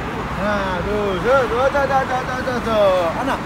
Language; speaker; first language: Korean; native; Korean